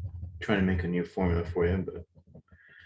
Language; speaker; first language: English; native; English